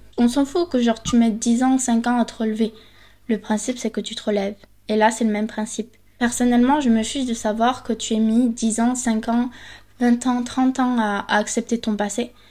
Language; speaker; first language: French; early bilingual, other home language; Spanish